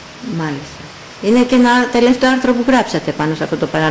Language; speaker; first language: Greek; native; Greek